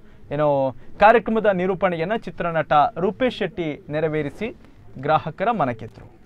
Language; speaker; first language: Kannada; native; Kannada